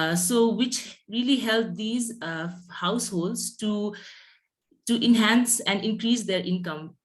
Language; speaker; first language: English; non-native, local second language; Nepali